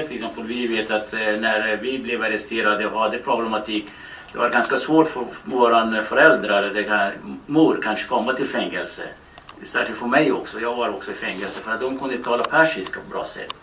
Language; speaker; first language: Swedish; non-native, fluent; Baluchi